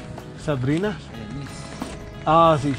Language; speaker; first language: Spanish; non-native, learner; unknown